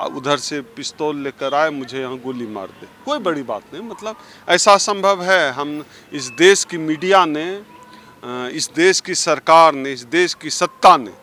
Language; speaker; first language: Hindi; native; Hindi